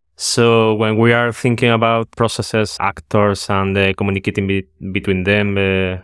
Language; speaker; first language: English; non-native, fluent; Spanish